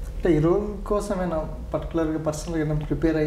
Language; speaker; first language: Telugu; native; Telugu